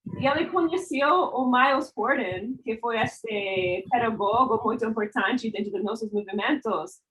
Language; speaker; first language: Portuguese; non-native, fluent; English